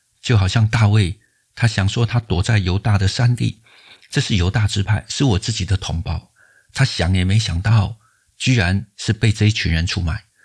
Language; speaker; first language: Chinese; native; Chinese